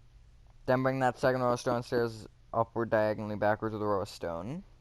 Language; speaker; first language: English; native; English